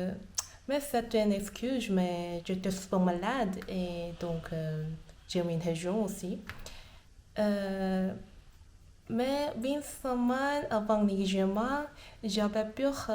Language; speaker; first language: French; non-native, learner; Korean